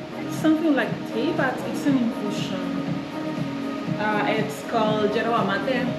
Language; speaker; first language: English; non-native, fluent; Spanish